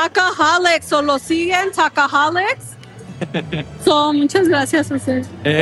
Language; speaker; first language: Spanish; early bilingual, heritage; English